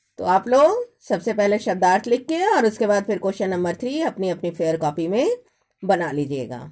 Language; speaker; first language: Hindi; native; Hindi